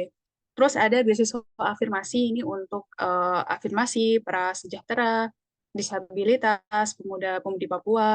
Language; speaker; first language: Indonesian; native; Indonesian